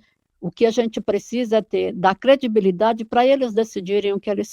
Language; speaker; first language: Portuguese; native; Portuguese